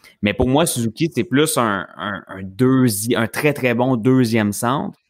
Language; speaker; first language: French; native; French